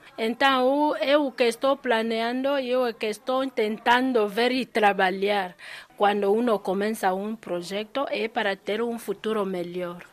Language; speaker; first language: Portuguese; non-native, fluent; Spanish